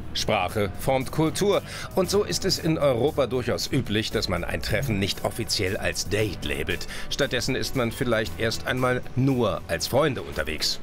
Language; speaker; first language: German; native; German